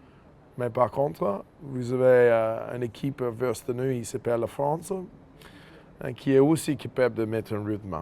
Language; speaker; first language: French; non-native, fluent; English